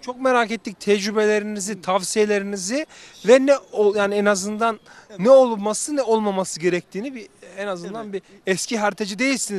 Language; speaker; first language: Turkish; native; Turkish